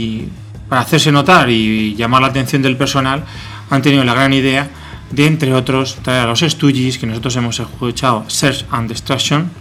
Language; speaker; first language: Spanish; native; Spanish